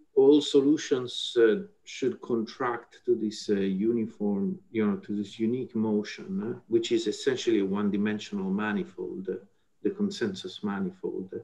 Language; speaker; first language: English; non-native, fluent; Italian